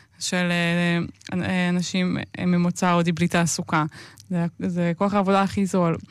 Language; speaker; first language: Hebrew; native; Hebrew